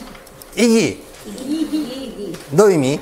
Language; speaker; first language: Japanese; native; Japanese